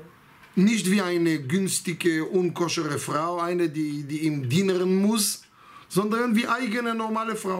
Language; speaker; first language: German; non-native, fluent; Hebrew